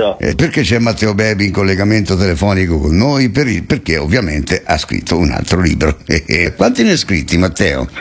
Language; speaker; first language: Italian; native; Italian